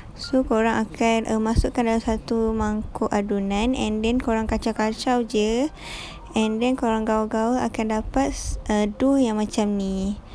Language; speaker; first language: Malay; native; Malay